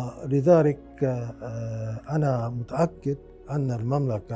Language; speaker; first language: Arabic; non-native, fluent; Japanese